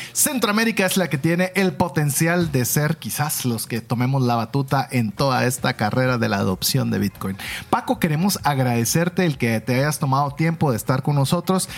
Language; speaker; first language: Spanish; native; Spanish